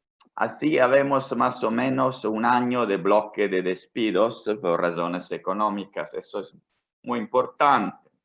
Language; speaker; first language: Spanish; non-native, fluent; Italian